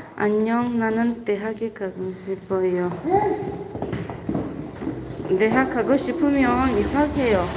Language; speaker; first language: Korean; non-native, learner; Tajik